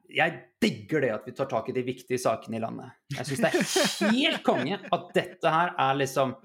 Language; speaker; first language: Norwegian; native; Norwegian